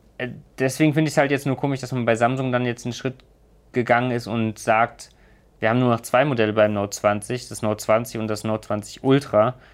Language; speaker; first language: German; native; German